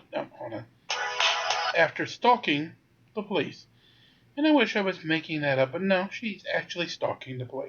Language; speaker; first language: English; native; English